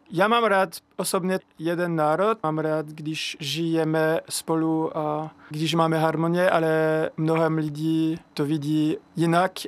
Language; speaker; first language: Czech; non-native, fluent; French